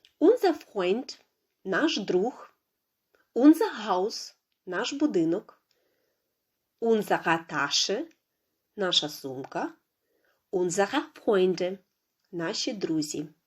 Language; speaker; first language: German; non-native, fluent; Ukrainian